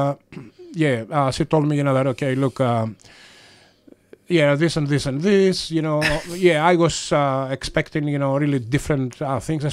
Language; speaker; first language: English; non-native, fluent; Greek